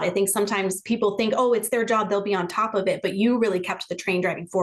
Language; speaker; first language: English; native; English